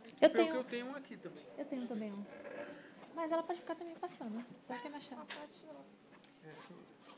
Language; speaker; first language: Portuguese; native; Portuguese